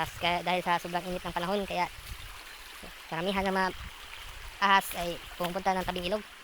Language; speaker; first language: Filipino; non-native, local second language; Cebuano